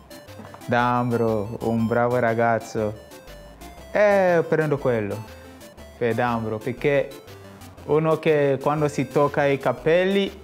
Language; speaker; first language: Italian; non-native, fluent; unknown